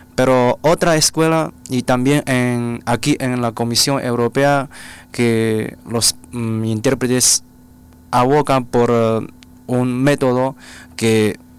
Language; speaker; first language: Spanish; non-native, fluent; Chinese